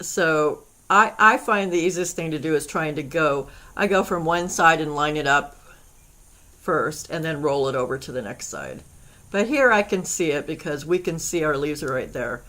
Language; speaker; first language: English; native; English